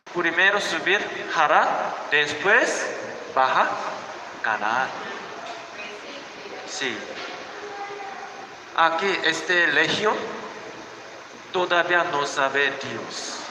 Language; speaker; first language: Spanish; non-native, learner; Korean